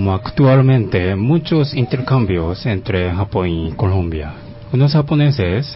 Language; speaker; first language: Spanish; non-native, fluent; Japanese